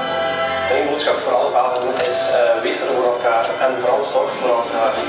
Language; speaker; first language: Dutch; native; Dutch